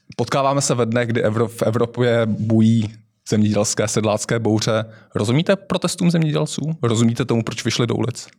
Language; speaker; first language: Czech; native; Czech